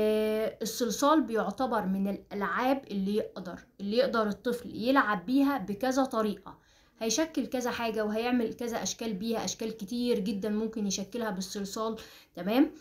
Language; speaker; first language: Arabic; native; Arabic